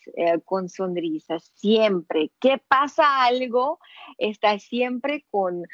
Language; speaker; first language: Spanish; non-native, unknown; Russian